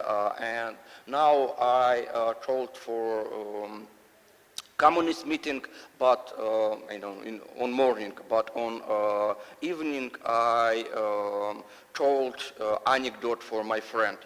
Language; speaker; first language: English; non-native, learner; Russian